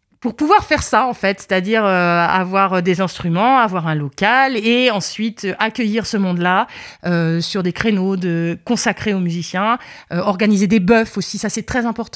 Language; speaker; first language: French; native; French